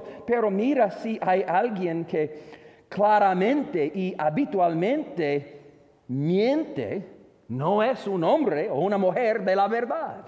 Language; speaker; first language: Spanish; non-native, fluent; English